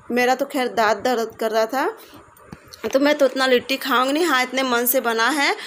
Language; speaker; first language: Hindi; native; Hindi